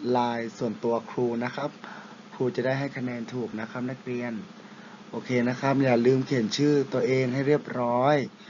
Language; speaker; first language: Thai; non-native, local second language; Pattani Malay